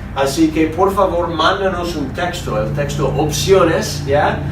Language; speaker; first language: Spanish; non-native, fluent; English